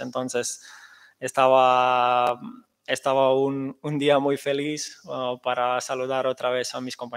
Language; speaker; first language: Spanish; non-native, fluent; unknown